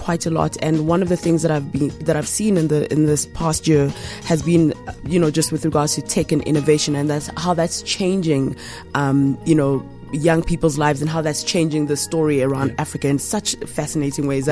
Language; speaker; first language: English; non-native, local second language; Ganda